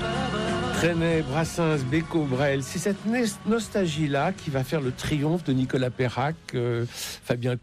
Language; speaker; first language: French; native; French